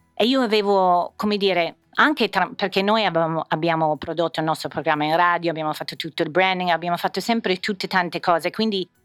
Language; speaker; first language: Italian; non-native, fluent; English